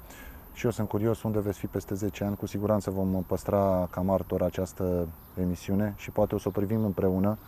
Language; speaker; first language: Romanian; native; Romanian